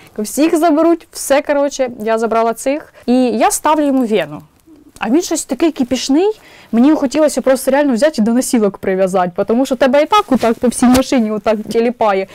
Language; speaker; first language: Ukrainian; native; Ukrainian